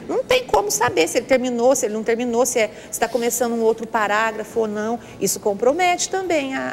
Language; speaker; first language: Portuguese; native; Portuguese